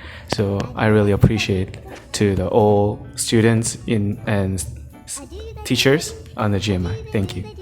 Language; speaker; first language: English; non-native, learner; Korean